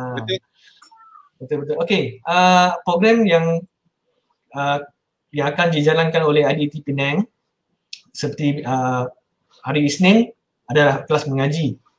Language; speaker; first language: Malay; non-native, local second language; Min Nan Chinese